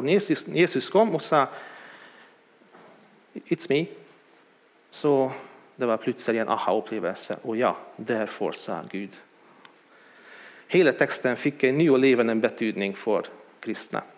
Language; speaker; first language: Swedish; non-native, fluent; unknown